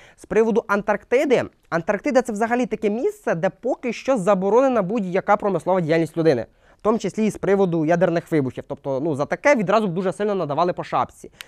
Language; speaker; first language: Ukrainian; non-native, local second language; Russian